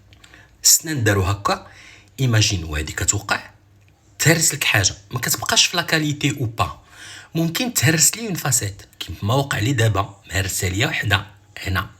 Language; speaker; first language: Arabic; native; Arabic